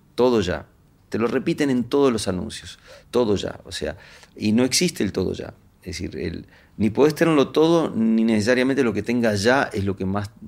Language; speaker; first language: Spanish; native; Spanish